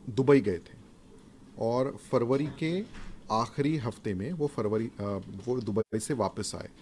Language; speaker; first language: Hindi; non-native, local second language; Marathi